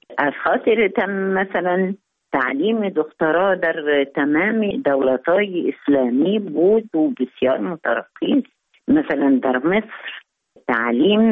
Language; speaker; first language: Persian; non-native, learner; Arabic